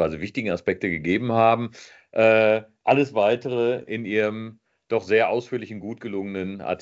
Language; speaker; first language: German; native; German